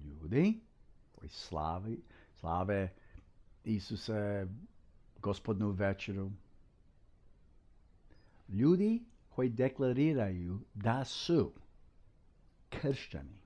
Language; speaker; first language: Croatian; non-native, fluent; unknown